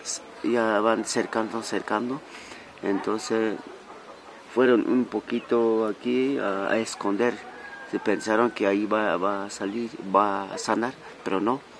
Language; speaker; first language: Spanish; non-native, local second language; Tzotzil